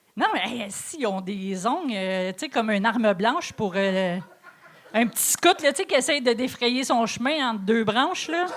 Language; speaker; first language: French; native; French